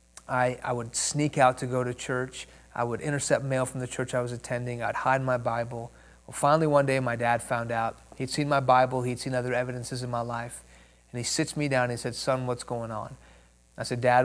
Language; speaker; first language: English; early bilingual, other home language; Persian